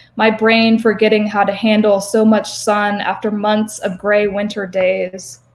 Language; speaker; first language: English; native; English